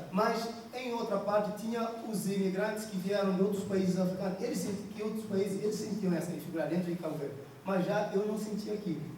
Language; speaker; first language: Portuguese; non-native, local second language; Kabuverdianu